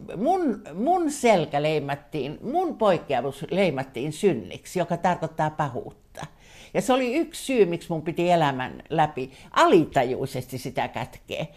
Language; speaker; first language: Finnish; native; Finnish